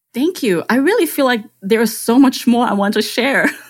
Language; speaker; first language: English; non-native, fluent; German